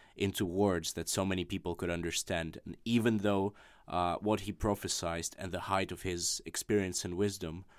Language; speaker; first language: English; non-native, fluent; Russian